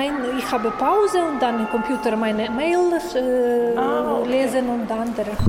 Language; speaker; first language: German; non-native, learner; Ukrainian